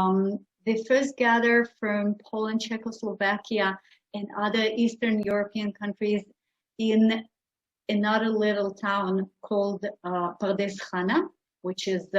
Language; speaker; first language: English; non-native, fluent; Hebrew